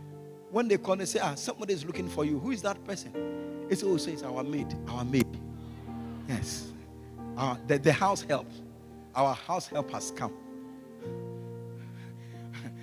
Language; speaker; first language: English; non-native, local second language; Ga